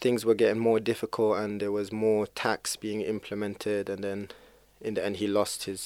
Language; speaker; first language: English; native; English